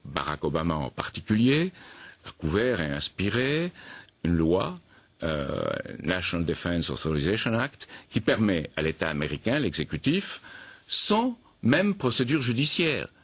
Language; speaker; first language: French; native; French